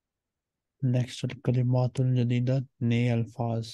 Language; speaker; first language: Urdu; native; Urdu